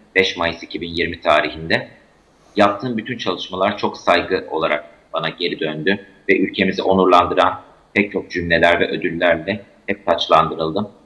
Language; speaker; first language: Turkish; native; Turkish